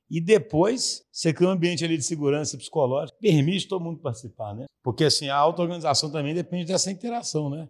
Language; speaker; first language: Portuguese; native; Portuguese